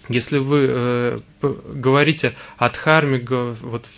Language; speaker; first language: Russian; native; Russian